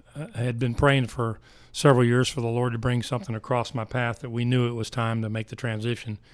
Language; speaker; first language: English; native; English